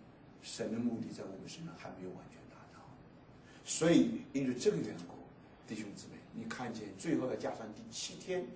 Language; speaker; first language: Chinese; native; Chinese